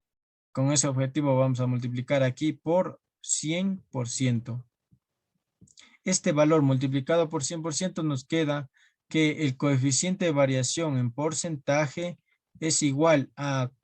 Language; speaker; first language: Spanish; native; Spanish